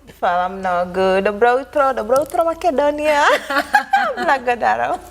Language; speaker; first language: Macedonian; non-native, learner; Swahili